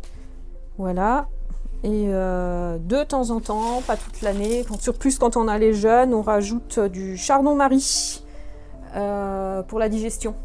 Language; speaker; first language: French; native; French